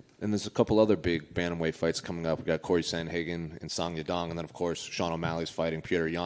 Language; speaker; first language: English; native; English